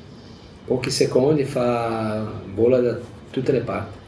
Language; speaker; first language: Italian; non-native, fluent; Portuguese